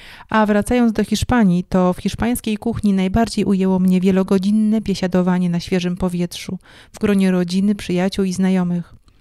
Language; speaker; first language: Polish; native; Polish